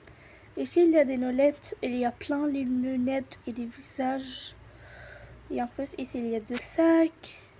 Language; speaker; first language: French; non-native, learner; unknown